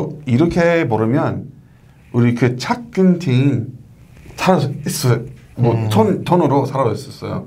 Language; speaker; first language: Korean; non-native, learner; English